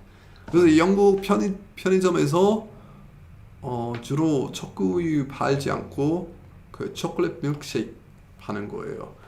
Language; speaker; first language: Korean; non-native, fluent; English